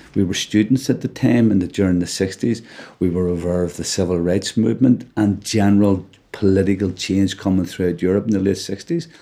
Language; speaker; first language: English; native; English